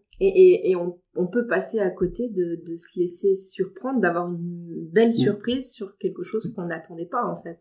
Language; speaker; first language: French; native; French